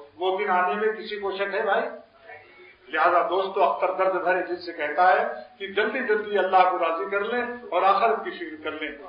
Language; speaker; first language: Urdu; native; Urdu